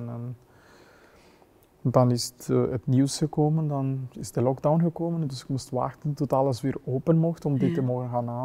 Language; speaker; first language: Dutch; non-native, fluent; Kinyarwanda